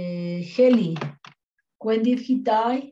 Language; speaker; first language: English; non-native, learner; Spanish